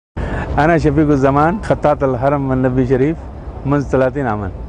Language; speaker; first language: Arabic; non-native, fluent; Urdu